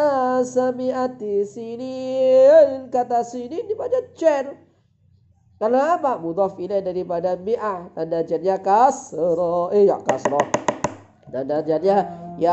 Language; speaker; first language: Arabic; non-native, fluent; Indonesian